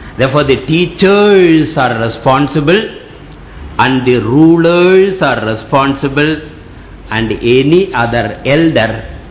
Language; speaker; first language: English; non-native, local second language; Tamil